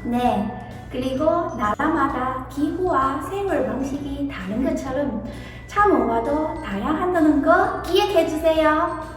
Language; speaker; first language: Korean; non-native, fluent; Chinese